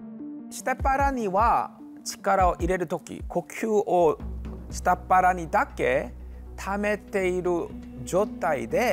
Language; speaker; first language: Japanese; non-native, fluent; Korean